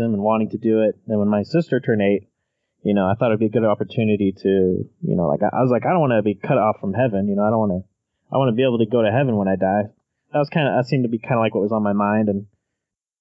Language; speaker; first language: English; native; English